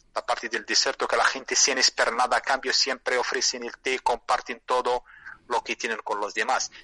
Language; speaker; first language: Spanish; non-native, fluent; Arabic